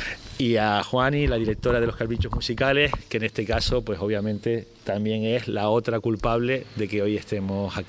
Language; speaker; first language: Spanish; native; Spanish